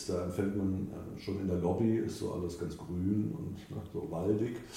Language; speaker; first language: German; native; German